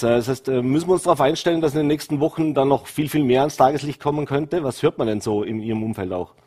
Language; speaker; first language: German; native; German